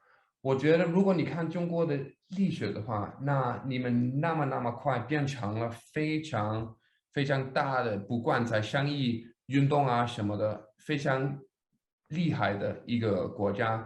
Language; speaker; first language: Chinese; non-native, fluent; Danish